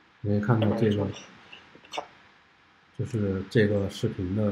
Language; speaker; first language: Chinese; native; Chinese